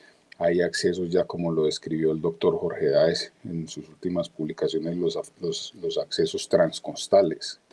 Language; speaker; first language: Spanish; native; Spanish